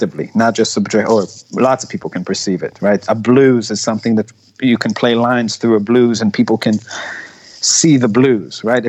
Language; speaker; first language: English; non-native, fluent; Hebrew